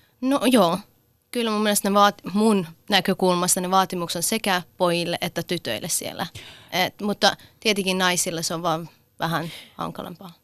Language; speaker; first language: Finnish; early bilingual, other home language; Persian